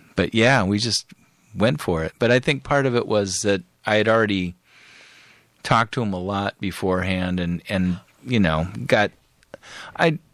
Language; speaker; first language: English; native; English